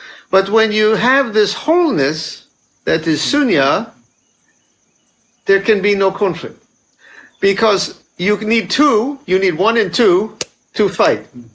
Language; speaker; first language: English; native; English